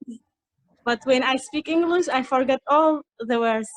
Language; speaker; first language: English; non-native, learner; Central Kurdish